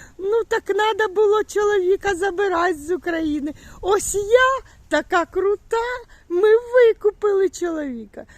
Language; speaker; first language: Ukrainian; native; Ukrainian